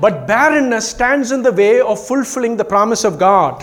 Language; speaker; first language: English; non-native, local second language; Tamil